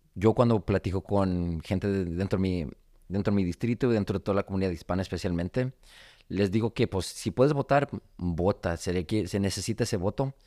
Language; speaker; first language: Spanish; early bilingual, heritage; Spanish